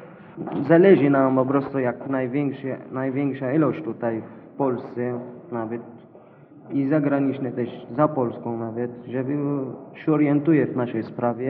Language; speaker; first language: Polish; non-native, fluent; Arabic